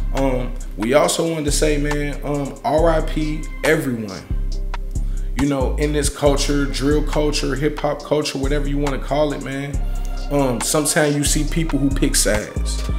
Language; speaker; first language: English; native; English